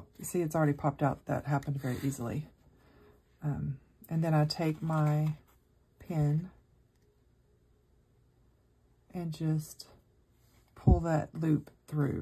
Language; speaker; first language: English; native; English